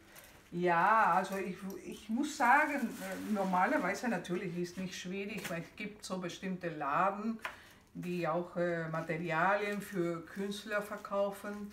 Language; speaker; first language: German; non-native, fluent; Spanish